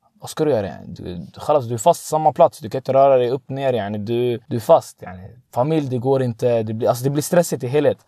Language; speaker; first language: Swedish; early bilingual, other home language; Arabic